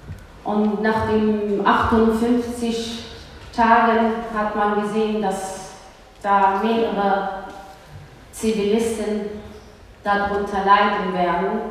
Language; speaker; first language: German; early bilingual, other home language; Kurdish